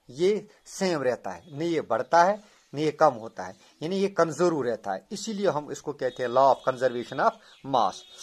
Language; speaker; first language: Urdu; non-native, local second language; Kashmiri